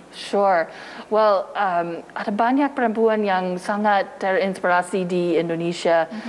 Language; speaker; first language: Indonesian; non-native, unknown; English